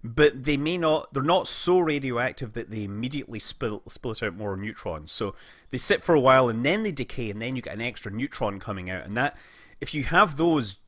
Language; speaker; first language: English; native; English